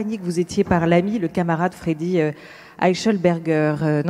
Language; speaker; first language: French; native; French